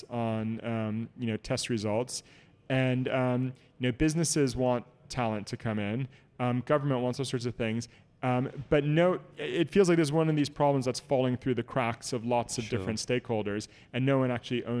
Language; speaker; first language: English; native; English